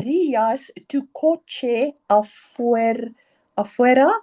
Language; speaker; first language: Spanish; non-native, learner; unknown